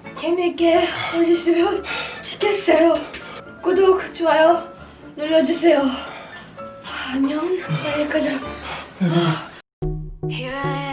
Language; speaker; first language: Korean; non-native, learner; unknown